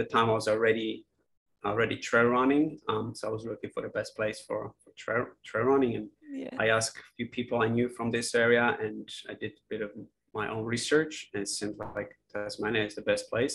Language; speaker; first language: English; non-native, fluent; Polish